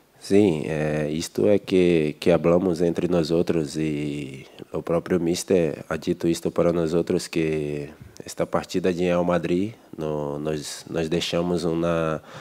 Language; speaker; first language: Spanish; non-native, learner; Portuguese